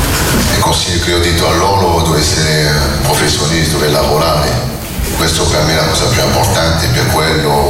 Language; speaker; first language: Italian; non-native, learner; French